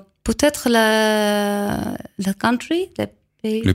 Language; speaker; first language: French; non-native, learner; Arabic